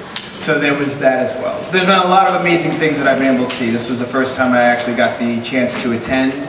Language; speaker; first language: English; native; English